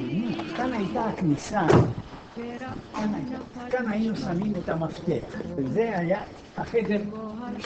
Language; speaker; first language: Hebrew; non-native, fluent; Romanian